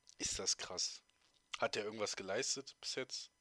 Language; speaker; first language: German; native; German